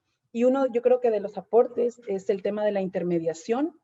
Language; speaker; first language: Spanish; native; Spanish